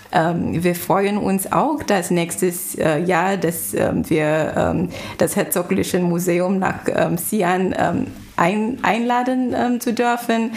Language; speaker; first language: German; non-native, fluent; Chinese